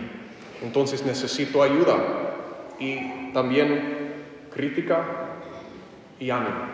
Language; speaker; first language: Spanish; non-native, fluent; English